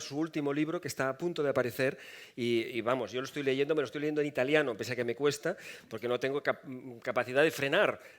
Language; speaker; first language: Spanish; native; Spanish